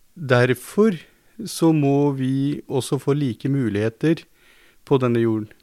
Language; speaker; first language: Norwegian; early bilingual, other home language; Punjabi